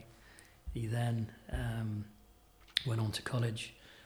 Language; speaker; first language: English; native; English